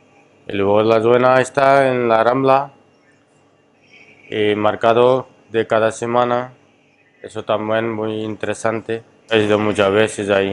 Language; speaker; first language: Spanish; non-native, fluent; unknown